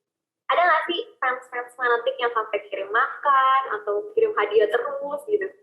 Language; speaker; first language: Indonesian; native; Indonesian